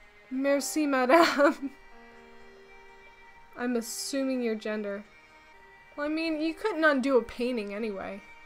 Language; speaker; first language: English; native; English